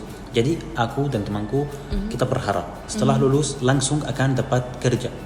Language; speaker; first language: Indonesian; non-native, fluent; Arabic